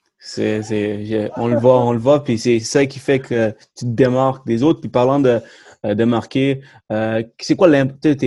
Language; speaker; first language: French; early bilingual, other home language; Tamil